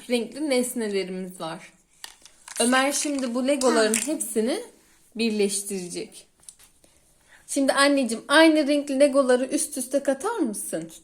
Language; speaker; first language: Turkish; native; Turkish